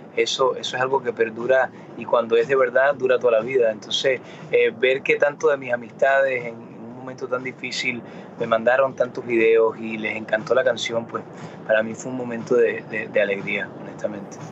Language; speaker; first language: Spanish; early bilingual, heritage; Spanish